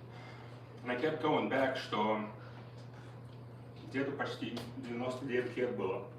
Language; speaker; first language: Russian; early bilingual, heritage; Russian